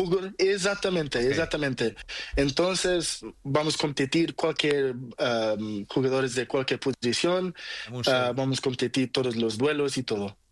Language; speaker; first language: Spanish; non-native, learner; Portuguese